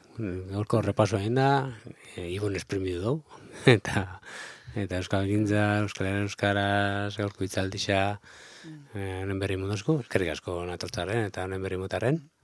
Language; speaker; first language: Basque; native; Basque